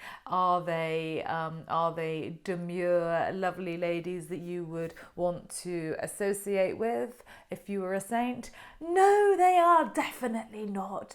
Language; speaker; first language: English; native; English